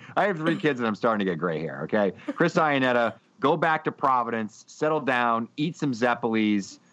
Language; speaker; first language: English; native; English